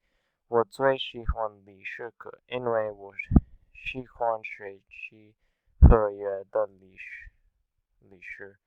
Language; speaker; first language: Chinese; non-native, learner; English